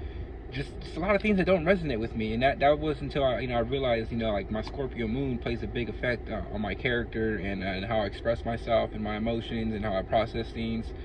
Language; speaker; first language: English; native; English